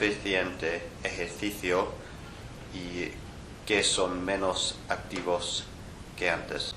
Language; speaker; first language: Spanish; non-native, learner; English